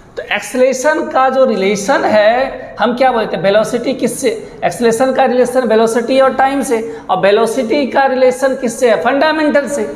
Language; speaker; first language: Hindi; native; Hindi